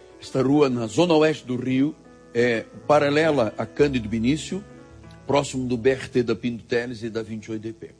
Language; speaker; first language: Portuguese; native; Portuguese